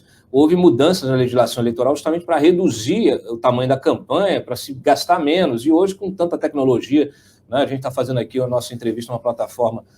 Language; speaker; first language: Portuguese; native; Portuguese